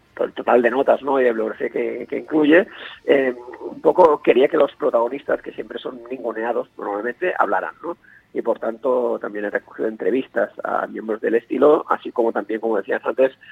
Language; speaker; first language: Spanish; non-native, local second language; Catalan